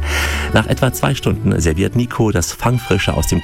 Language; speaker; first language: German; native; German